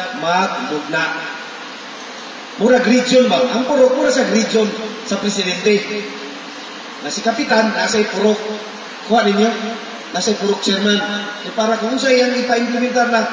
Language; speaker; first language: Cebuano; native; Cebuano